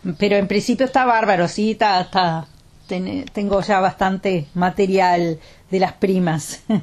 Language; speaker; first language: Spanish; native; Spanish